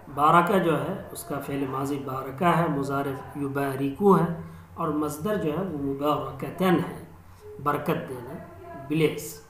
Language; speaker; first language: Urdu; native; Urdu